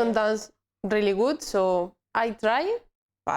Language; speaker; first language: English; non-native, learner; Spanish